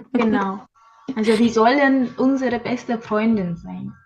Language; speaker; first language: German; non-native, learner; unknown